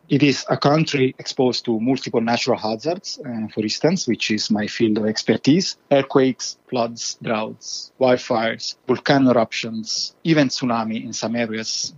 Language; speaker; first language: English; non-native, fluent; Italian